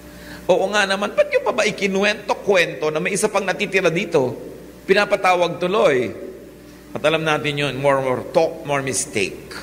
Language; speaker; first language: Filipino; native; Filipino